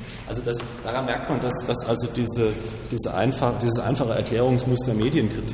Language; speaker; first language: German; native; German